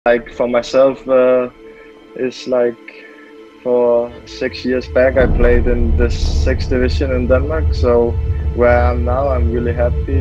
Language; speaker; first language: English; non-native, fluent; Danish